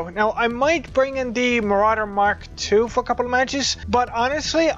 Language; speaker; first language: English; native; English